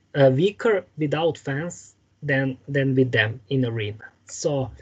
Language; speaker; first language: English; non-native, fluent; Serbian